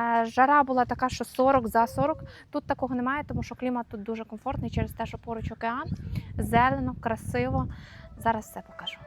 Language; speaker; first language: Ukrainian; native; Ukrainian